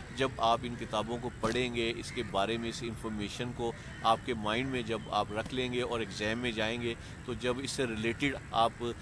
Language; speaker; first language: Urdu; non-native, local second language; Punjabi